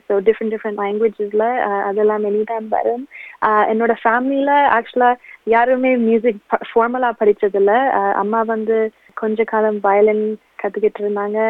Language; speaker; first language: Tamil; early bilingual, heritage; Tamil